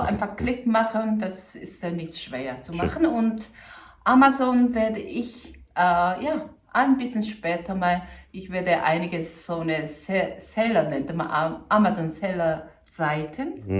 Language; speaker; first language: German; non-native, fluent; Korean